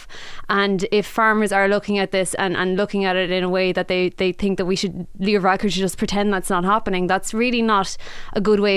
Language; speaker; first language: English; native; English